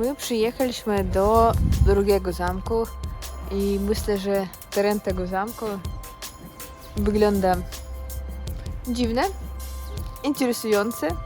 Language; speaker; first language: Polish; non-native, learner; Russian